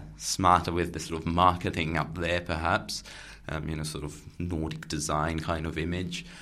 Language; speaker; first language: English; non-native, fluent; Catalan